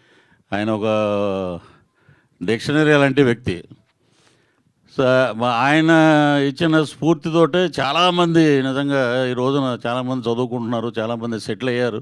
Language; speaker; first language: Telugu; native; Telugu